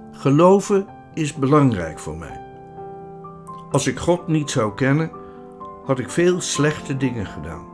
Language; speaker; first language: Dutch; non-native, fluent; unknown